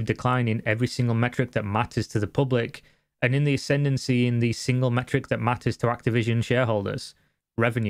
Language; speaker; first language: English; native; English